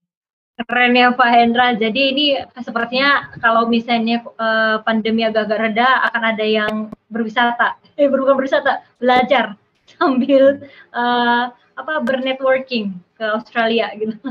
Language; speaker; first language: Indonesian; native; Indonesian